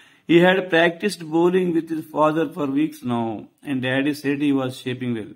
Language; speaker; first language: English; non-native, local second language; Telugu